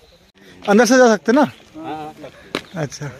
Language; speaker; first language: Hindi; non-native, learner; Bangla